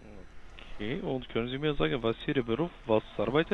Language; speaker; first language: German; non-native, learner; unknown